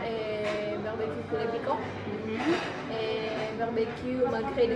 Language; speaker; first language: French; non-native, learner; Indonesian